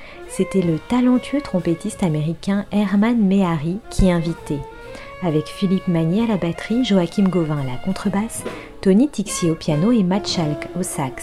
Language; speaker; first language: French; native; French